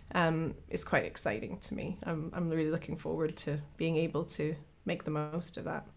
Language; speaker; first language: English; native; English